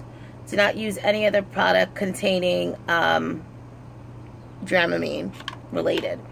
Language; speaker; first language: English; native; English